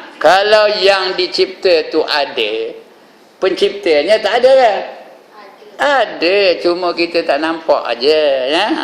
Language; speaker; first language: Malay; native; Malay